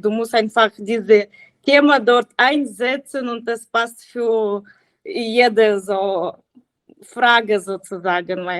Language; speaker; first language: German; non-native, learner; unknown